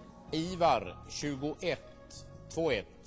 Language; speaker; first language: Swedish; native; Swedish